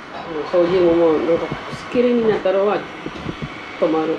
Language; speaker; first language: Japanese; non-native, learner; Filipino